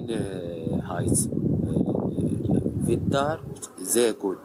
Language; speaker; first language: German; non-native, learner; Arabic